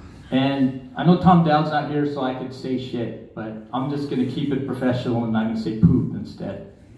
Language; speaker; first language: English; native; English